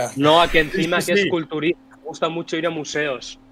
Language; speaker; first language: Spanish; native; Spanish